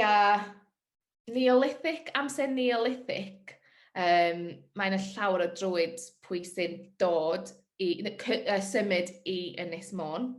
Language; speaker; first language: Welsh; non-native, local second language; English